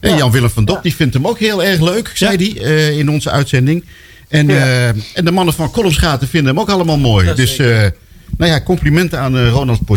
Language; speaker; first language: Dutch; native; Dutch